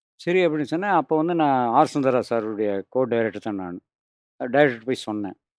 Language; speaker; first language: Tamil; native; Tamil